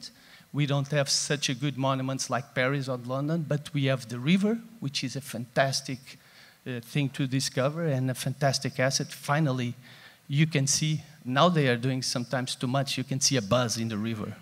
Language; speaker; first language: English; non-native, fluent; Portuguese